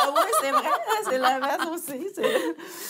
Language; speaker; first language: French; non-native, fluent; Chinese